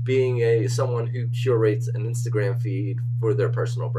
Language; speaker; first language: English; native; English